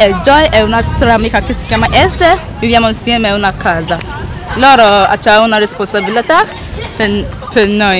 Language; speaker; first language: Italian; non-native, learner; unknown